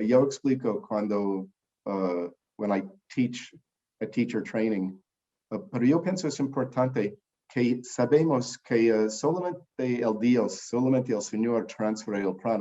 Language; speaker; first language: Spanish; non-native, learner; English